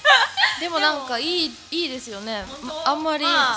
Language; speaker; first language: Japanese; native; Japanese